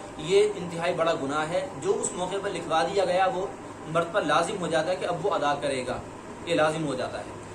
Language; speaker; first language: Urdu; native; Urdu